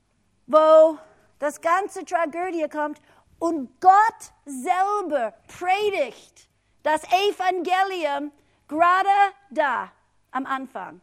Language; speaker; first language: German; non-native, fluent; English